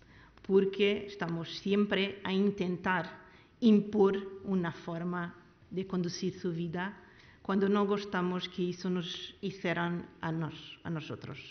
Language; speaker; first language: Spanish; non-native, learner; Portuguese